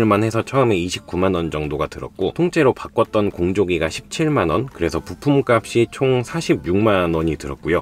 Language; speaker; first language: Korean; native; Korean